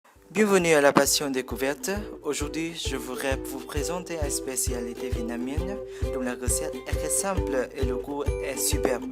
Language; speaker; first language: French; non-native, learner; Vietnamese